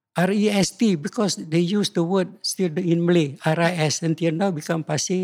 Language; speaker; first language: English; non-native, local second language; Malay